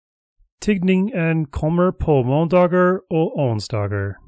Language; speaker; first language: Swedish; non-native, learner; English